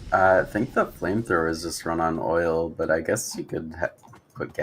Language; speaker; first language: English; native; English